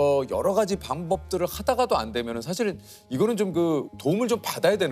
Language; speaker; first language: Korean; native; Korean